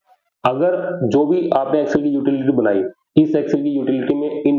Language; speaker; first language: Hindi; native; Hindi